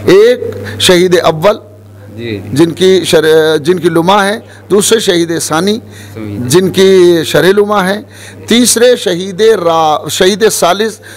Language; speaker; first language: Hindi; native; Hindi